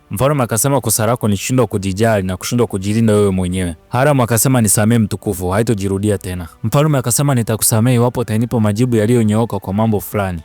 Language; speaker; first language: Swahili; native; Swahili